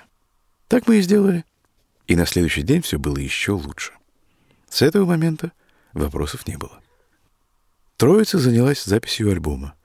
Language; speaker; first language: Russian; native; Russian